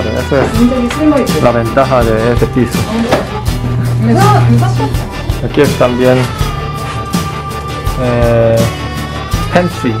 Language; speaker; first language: Spanish; non-native, fluent; Korean